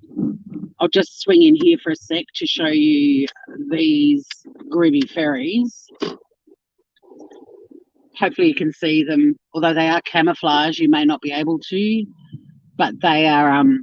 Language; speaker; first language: English; native; English